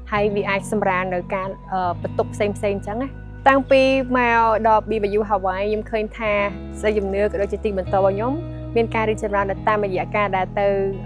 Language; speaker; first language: Khmer; native; Khmer